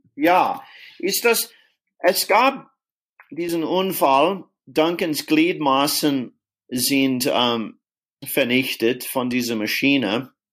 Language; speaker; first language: German; non-native, fluent; English